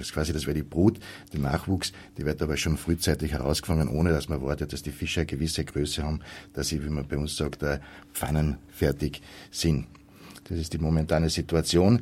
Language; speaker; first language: German; native; German